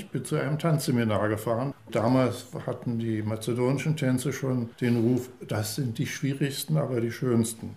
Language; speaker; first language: German; native; German